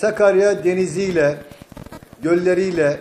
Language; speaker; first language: Turkish; native; Turkish